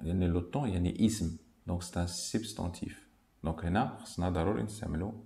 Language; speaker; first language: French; non-native, local second language; Arabic